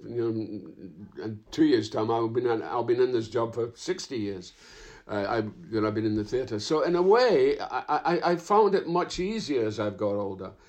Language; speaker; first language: English; native; English